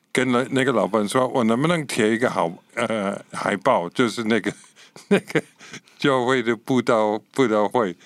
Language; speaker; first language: Chinese; non-native, fluent; English